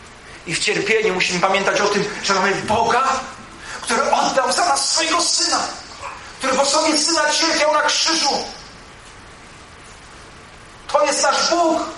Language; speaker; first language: Polish; native; Polish